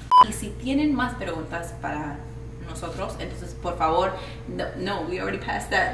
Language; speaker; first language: Spanish; early bilingual, heritage; Spanish